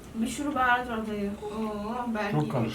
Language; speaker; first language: Turkish; non-native, learner; Indonesian